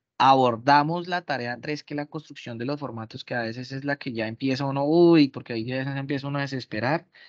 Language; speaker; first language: Spanish; native; Spanish